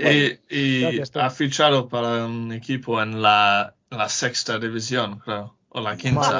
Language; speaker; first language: Spanish; non-native, learner; English